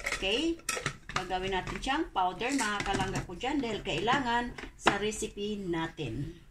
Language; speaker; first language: Filipino; non-native, local second language; Cebuano